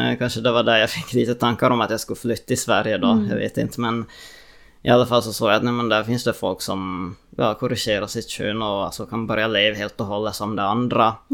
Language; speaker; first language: Swedish; native; Swedish